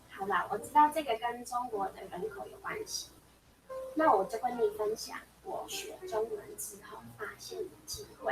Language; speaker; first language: Chinese; non-native, fluent; Mongolian